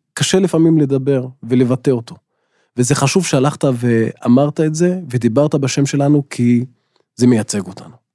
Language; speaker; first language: Hebrew; non-native, local second language; Arabic